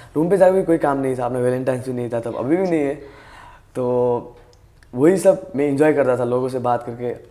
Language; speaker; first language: Hindi; native; Hindi